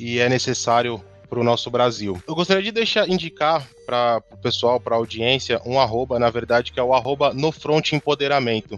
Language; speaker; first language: Portuguese; native; Portuguese